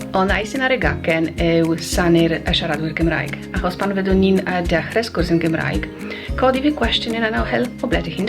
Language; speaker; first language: Welsh; non-native, learner; Polish